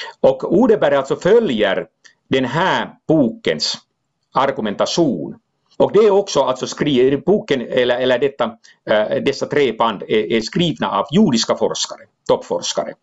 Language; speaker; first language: Swedish; non-native, local second language; Finnish